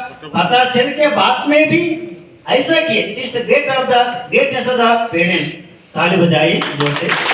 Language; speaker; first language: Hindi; non-native, local second language; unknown